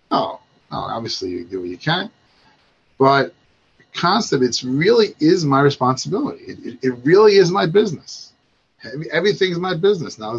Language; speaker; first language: English; native; English